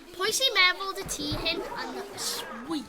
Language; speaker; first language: Welsh; non-native, local second language; English